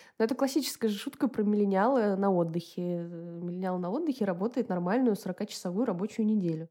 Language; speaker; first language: Russian; native; Russian